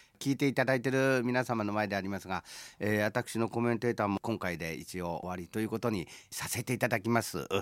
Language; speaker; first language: Japanese; native; Japanese